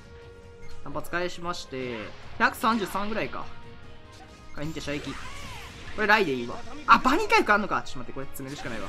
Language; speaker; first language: Japanese; native; Japanese